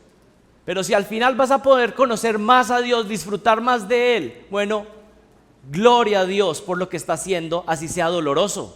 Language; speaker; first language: Spanish; native; Spanish